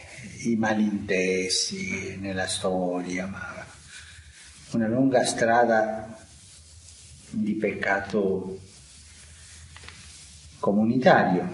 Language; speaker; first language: Italian; non-native, fluent; Spanish